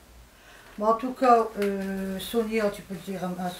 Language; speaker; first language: French; native; French